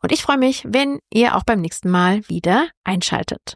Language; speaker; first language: German; native; German